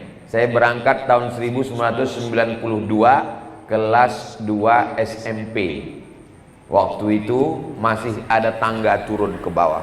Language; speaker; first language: Malay; native; Malay